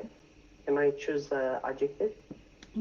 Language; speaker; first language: English; non-native, learner; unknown